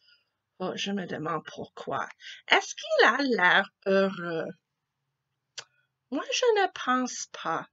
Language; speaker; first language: French; non-native, fluent; English